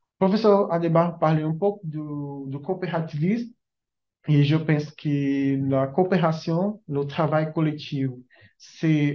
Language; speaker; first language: French; non-native, learner; Portuguese